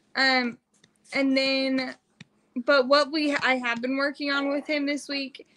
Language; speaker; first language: English; native; English